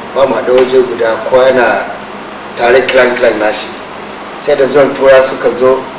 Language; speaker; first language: Hausa; non-native, local second language; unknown